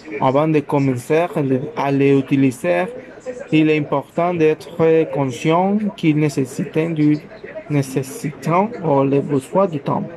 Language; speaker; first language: French; non-native, learner; Spanish